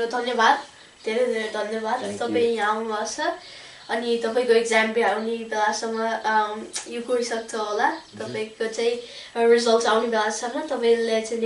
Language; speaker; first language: Nepali; early bilingual, heritage; Nepali